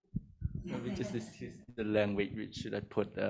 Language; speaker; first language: English; non-native, learner; Thai